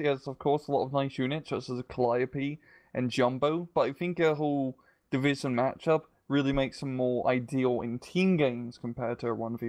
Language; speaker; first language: English; native; English